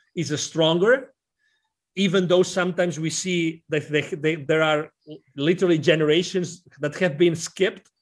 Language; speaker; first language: English; non-native, fluent; Spanish